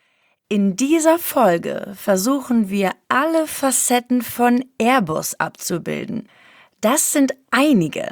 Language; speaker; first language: German; native; German